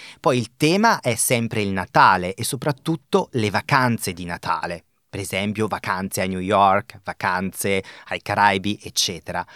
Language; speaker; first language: Italian; native; Italian